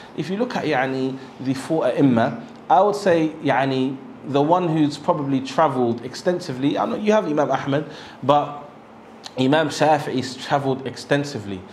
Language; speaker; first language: English; native; English